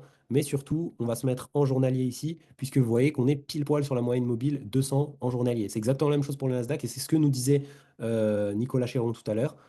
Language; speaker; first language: French; native; French